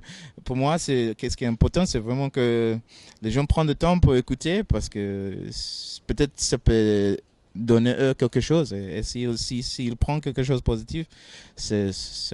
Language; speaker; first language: French; non-native, fluent; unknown